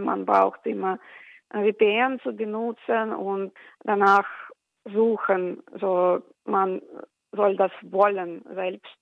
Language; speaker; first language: German; non-native, fluent; Russian